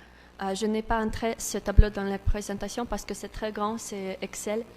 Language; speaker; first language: French; non-native, learner; Russian